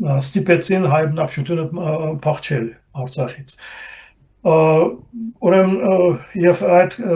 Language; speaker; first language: Armenian; non-native, fluent; German